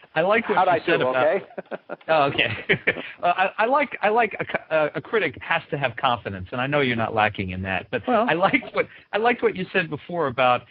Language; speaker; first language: English; native; English